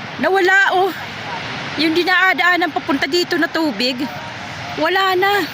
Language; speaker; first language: Filipino; non-native, local second language; Waray